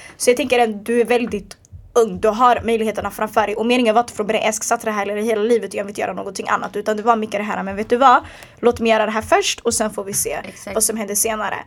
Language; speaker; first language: Swedish; early bilingual, other home language; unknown